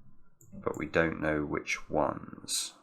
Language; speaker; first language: English; native; English